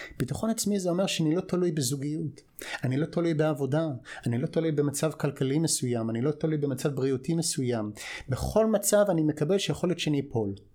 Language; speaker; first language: Hebrew; non-native, fluent; English